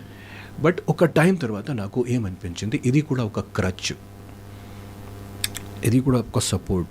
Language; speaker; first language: Telugu; non-native, fluent; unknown